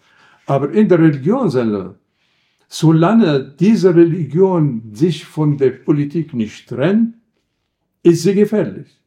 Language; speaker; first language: German; non-native, fluent; Arabic